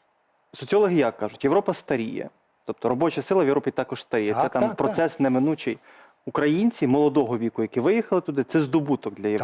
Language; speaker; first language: Ukrainian; native; Ukrainian